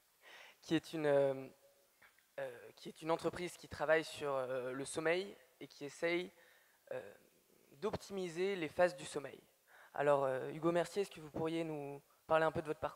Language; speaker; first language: French; native; French